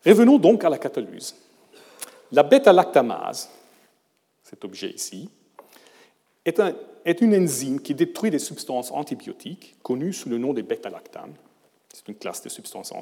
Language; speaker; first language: French; non-native, fluent; German